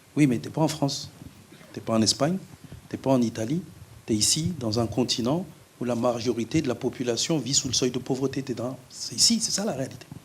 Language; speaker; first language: French; native; French